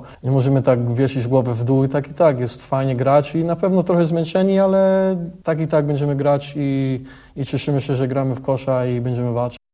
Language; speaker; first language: Polish; early bilingual, heritage; English